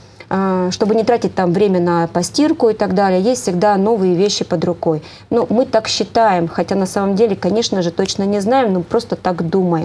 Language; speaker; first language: Russian; native; Russian